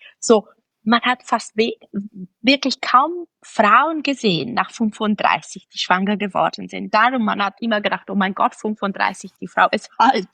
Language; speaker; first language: German; non-native, fluent; Italian